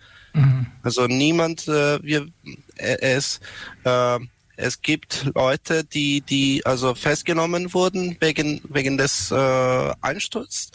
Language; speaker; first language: German; non-native, learner; Serbian